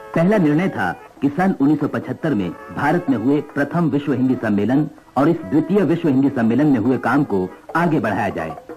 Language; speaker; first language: Hindi; native; Hindi